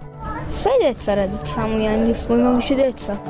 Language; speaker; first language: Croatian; early bilingual, other home language; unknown